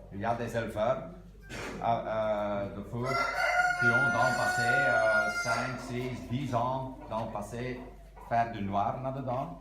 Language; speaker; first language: French; non-native, local second language; Dutch